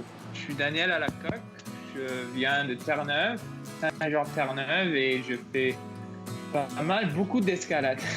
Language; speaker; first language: French; non-native, local second language; English